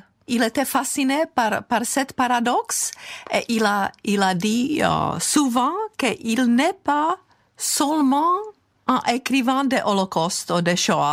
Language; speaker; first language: French; non-native, fluent; Czech